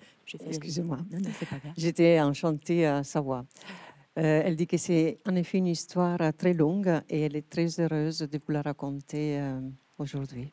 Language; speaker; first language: French; non-native, fluent; Italian